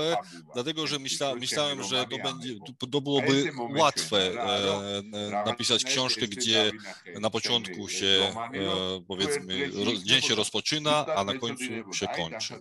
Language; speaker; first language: Polish; non-native, fluent; Georgian